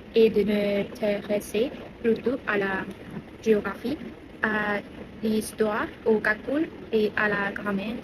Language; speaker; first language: French; non-native, learner; Burmese